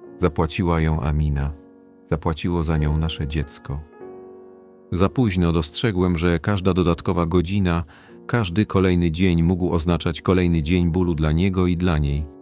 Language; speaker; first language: Polish; non-native, fluent; Kurdish